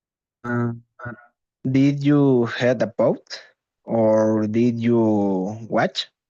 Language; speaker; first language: English; non-native, learner; Spanish